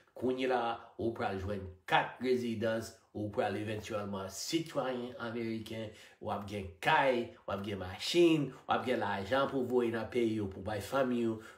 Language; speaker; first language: Haitian Creole; non-native, fluent; English